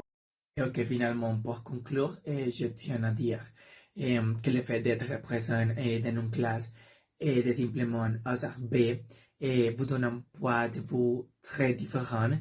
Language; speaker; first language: French; non-native, learner; Spanish